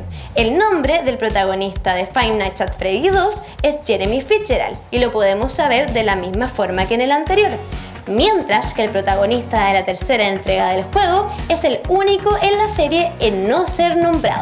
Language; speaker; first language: Spanish; native; Spanish